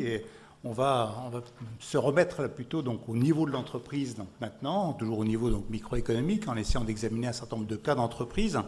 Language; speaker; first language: French; native; French